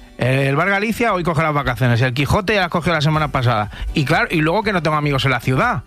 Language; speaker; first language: Spanish; native; Spanish